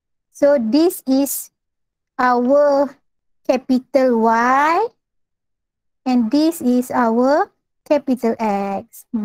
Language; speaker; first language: English; non-native, local second language; Malay